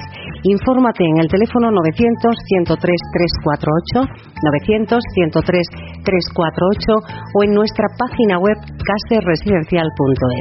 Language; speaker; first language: Spanish; native; Spanish